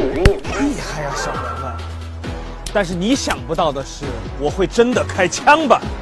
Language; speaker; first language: Chinese; native; Chinese